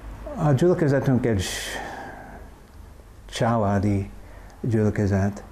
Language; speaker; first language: Hungarian; non-native, learner; English